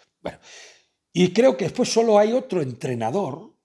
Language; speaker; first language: Spanish; native; Spanish